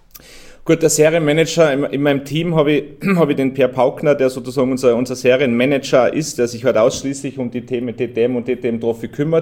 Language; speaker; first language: German; native; German